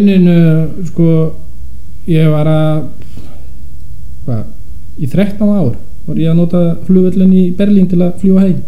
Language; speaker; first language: Icelandic; non-native, fluent; Polish